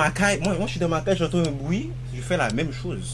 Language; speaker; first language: French; native; French